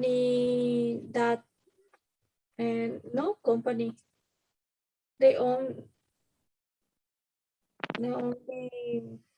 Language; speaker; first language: English; non-native, learner; Spanish